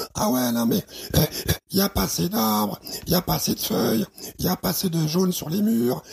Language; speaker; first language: French; early bilingual, other home language; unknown